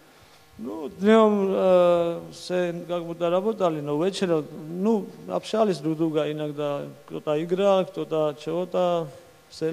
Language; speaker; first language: Russian; non-native, learner; Georgian